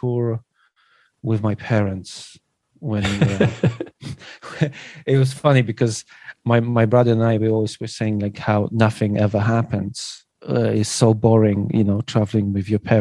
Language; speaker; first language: English; non-native, fluent; Polish